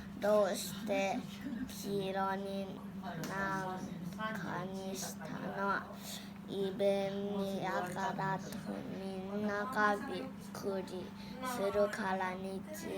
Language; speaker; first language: Japanese; non-native, learner; Thai